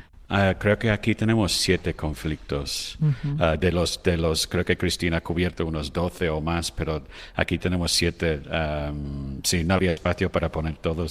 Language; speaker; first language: Spanish; non-native, fluent; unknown